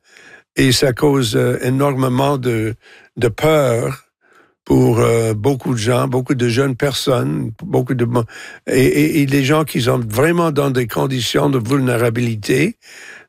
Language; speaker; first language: French; non-native, local second language; English